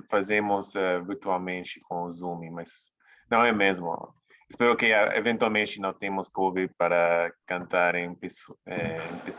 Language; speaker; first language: Portuguese; non-native, fluent; English